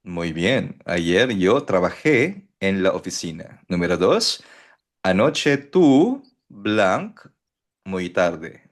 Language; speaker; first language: Spanish; non-native, fluent; Filipino